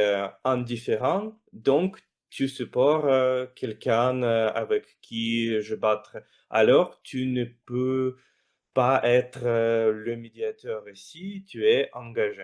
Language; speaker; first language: French; non-native, fluent; Russian